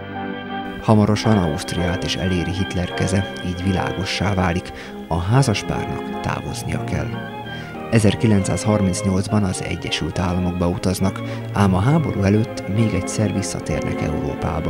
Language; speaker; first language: Hungarian; native; Hungarian